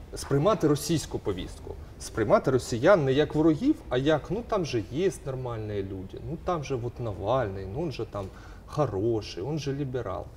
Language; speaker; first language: Ukrainian; non-native, local second language; Russian